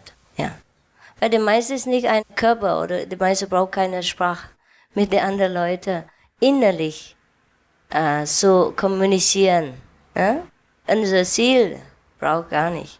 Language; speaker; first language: German; non-native, learner; Vietnamese